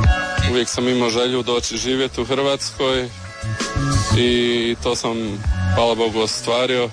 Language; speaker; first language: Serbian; early bilingual, heritage; Croatian